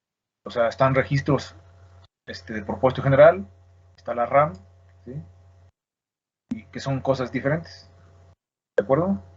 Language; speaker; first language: Spanish; native; Spanish